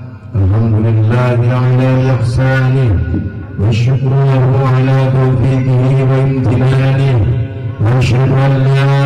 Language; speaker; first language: Indonesian; native; Indonesian